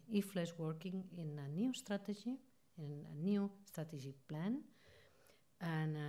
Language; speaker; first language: English; non-native, fluent; Spanish